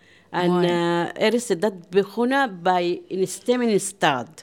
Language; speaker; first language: Dutch; non-native, learner; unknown